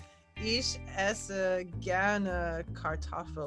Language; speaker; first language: German; non-native, learner; English